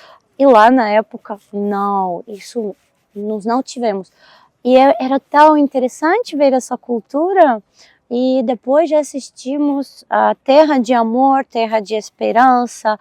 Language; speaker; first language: Portuguese; non-native, fluent; Russian